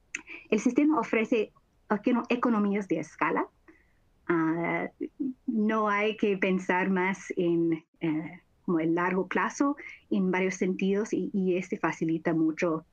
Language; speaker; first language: Spanish; non-native, fluent; English